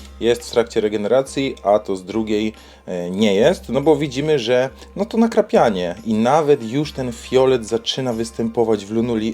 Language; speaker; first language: Polish; native; Polish